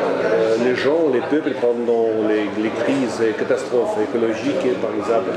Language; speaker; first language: French; non-native, fluent; Russian